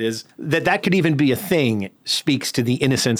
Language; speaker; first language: English; native; English